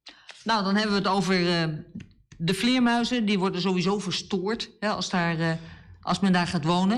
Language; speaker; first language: Dutch; native; Dutch